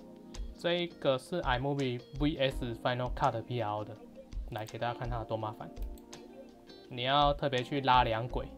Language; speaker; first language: Chinese; native; Chinese